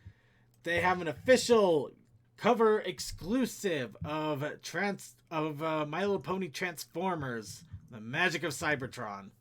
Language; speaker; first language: English; native; English